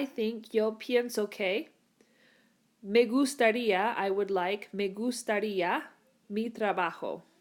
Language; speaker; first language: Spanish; non-native, learner; English